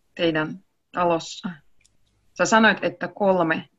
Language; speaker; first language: Finnish; non-native, learner; Russian